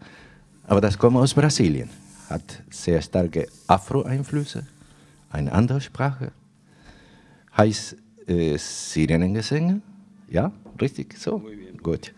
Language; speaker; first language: German; non-native, fluent; Spanish